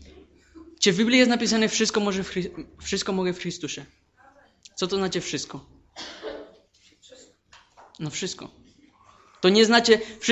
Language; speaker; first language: Polish; non-native, fluent; Spanish